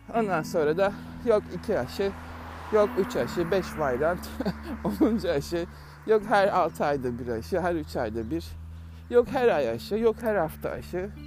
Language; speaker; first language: Turkish; native; Turkish